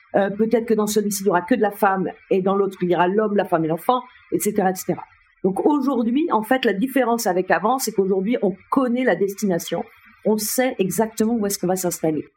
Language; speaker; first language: French; native; French